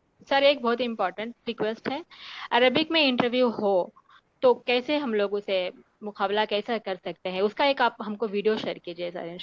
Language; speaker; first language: Hindi; native; Hindi